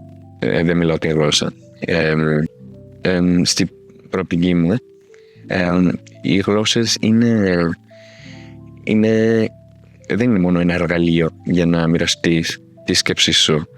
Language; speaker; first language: Greek; non-native, fluent; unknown